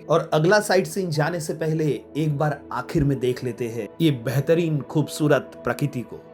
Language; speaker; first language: Hindi; non-native, local second language; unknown